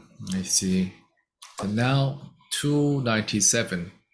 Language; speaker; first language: English; non-native, fluent; Korean